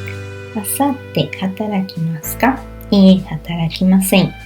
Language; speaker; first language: Japanese; non-native, learner; Portuguese